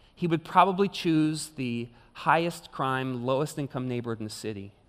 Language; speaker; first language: English; native; English